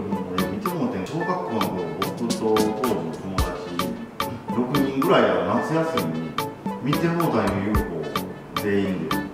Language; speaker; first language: Japanese; native; Japanese